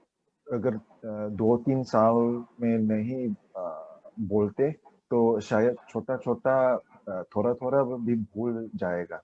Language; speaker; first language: Hindi; non-native, learner; Chinese